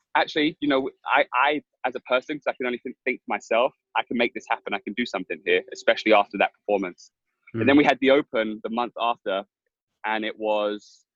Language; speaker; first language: English; native; English